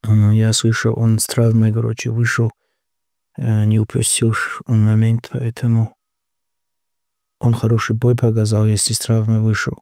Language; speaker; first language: Russian; non-native, local second language; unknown